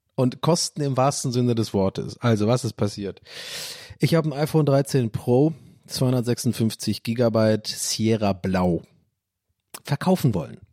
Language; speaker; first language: German; non-native, fluent; English